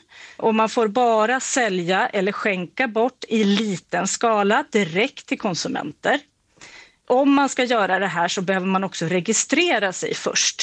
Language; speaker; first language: Swedish; native; Swedish